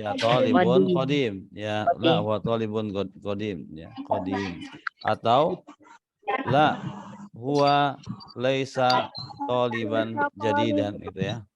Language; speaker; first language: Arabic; non-native, fluent; Indonesian